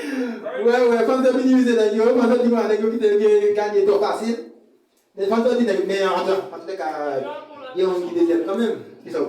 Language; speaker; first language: French; non-native, learner; Haitian Creole